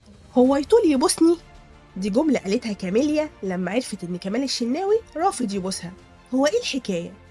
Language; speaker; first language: Arabic; native; Arabic